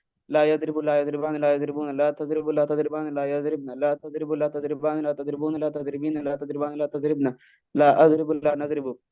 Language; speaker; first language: Arabic; non-native, learner; Urdu